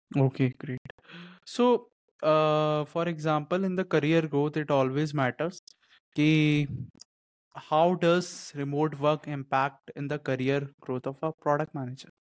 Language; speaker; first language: English; non-native, local second language; Hindi